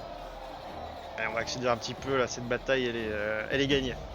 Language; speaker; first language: French; native; French